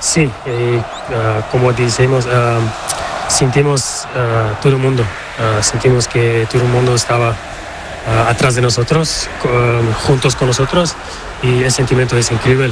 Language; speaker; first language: Spanish; non-native, learner; Portuguese